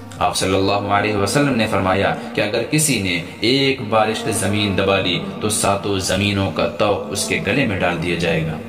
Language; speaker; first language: Urdu; native; Urdu